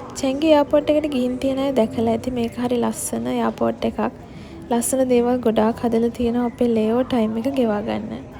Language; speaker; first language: Sinhala; native; Sinhala